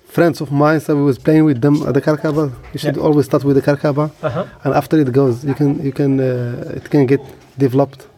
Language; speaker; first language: English; non-native, learner; Arabic